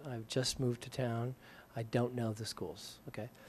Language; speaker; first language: English; native; English